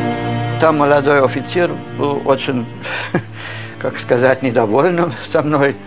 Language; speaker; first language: Russian; non-native, learner; German